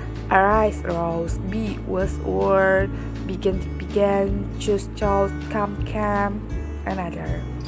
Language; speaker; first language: English; non-native, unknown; Indonesian